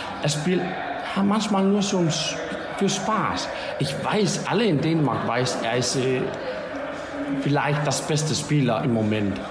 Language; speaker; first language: German; non-native, learner; Danish